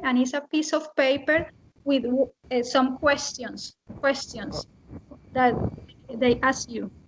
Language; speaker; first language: English; non-native, fluent; Spanish